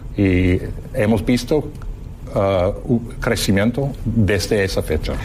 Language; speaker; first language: Spanish; non-native, fluent; English